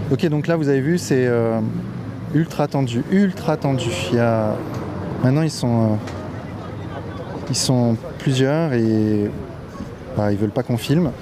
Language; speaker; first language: French; native; French